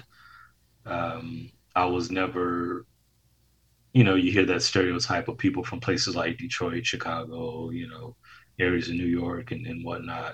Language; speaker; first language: English; native; English